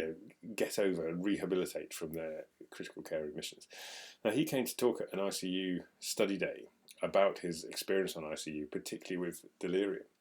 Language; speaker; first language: English; native; English